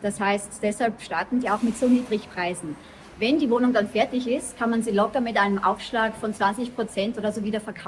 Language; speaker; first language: German; native; German